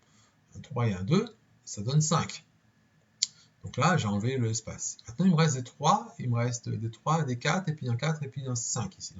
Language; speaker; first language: French; native; French